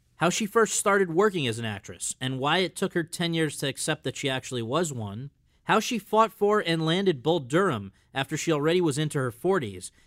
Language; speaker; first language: English; native; English